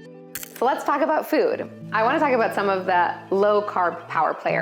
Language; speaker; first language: English; native; English